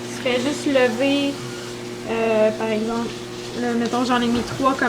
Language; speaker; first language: French; native; French